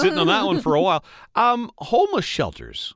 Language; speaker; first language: English; native; English